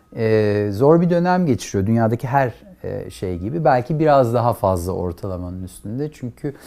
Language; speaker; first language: Turkish; native; Turkish